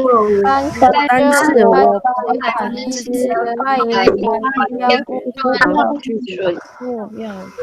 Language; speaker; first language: Chinese; non-native, learner; Indonesian